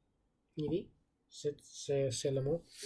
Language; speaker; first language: French; non-native, learner; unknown